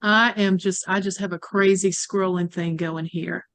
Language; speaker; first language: English; native; English